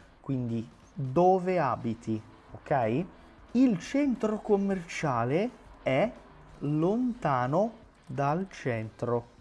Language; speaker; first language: Italian; non-native, fluent; Portuguese